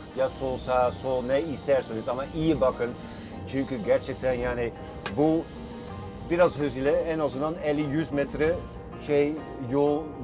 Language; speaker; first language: Turkish; non-native, fluent; Dutch